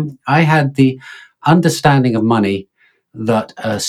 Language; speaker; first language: English; native; English